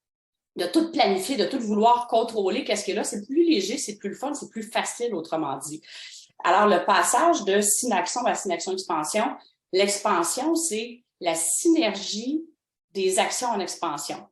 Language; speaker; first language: French; native; French